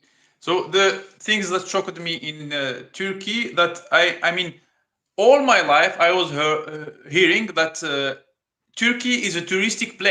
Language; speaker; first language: English; non-native, learner; Russian